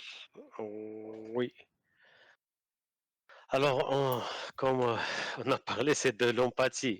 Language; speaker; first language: French; non-native, learner; Arabic